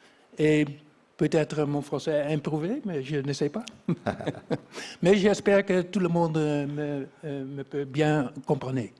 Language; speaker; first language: French; non-native, fluent; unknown